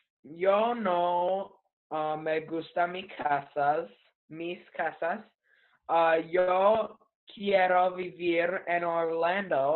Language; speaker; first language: Spanish; non-native, learner; English